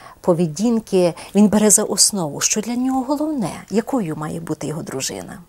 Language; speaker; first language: Ukrainian; native; Ukrainian